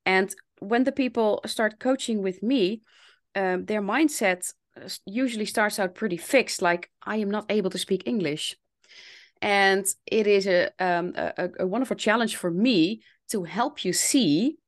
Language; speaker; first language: English; non-native, fluent; Dutch